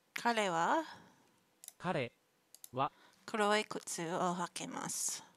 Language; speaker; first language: Japanese; non-native, learner; English